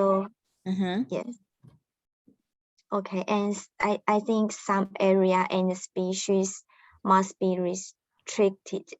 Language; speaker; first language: English; non-native, learner; Chinese